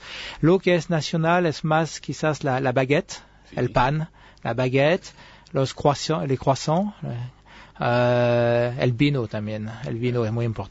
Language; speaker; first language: Spanish; non-native, fluent; French